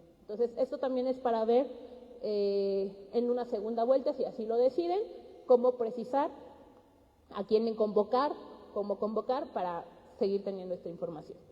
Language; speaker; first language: Spanish; native; Spanish